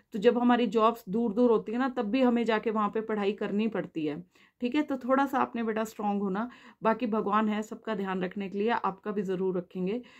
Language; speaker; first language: Hindi; native; Hindi